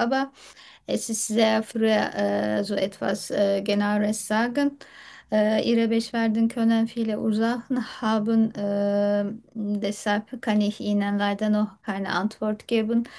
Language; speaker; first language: German; non-native, learner; Turkish